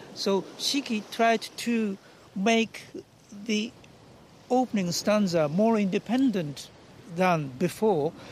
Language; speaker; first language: English; non-native, fluent; Japanese